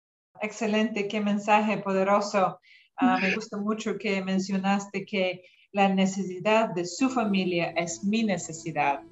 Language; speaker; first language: Spanish; non-native, fluent; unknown